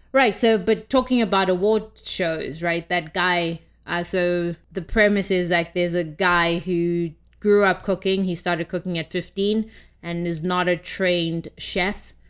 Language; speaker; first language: English; native; English